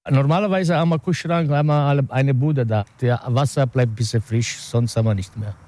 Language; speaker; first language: German; non-native, learner; Italian